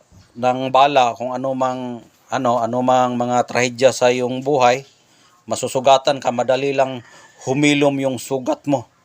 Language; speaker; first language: Filipino; non-native, local second language; Cebuano